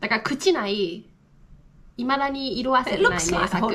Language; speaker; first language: Japanese; native; Japanese